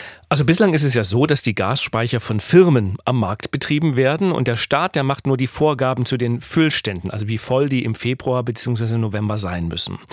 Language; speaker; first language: German; native; German